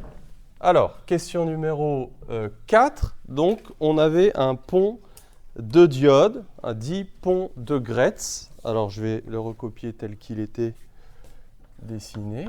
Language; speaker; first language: French; native; French